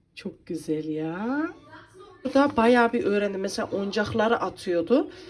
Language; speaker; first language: Turkish; early bilingual, heritage; Turkish